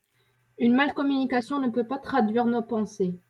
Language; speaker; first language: French; non-native, local second language; Arabic